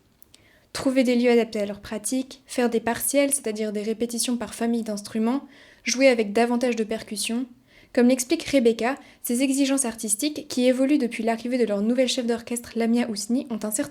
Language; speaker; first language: French; native; French